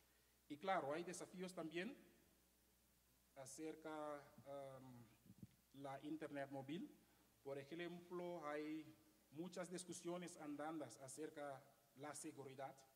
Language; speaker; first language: Spanish; non-native, fluent; Papiamento